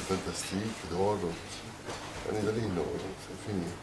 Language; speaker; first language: French; non-native, fluent; Italian